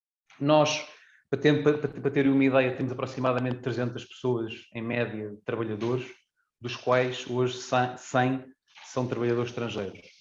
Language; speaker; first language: Portuguese; native; Portuguese